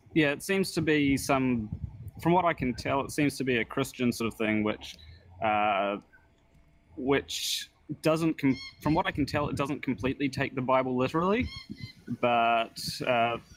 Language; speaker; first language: English; native; English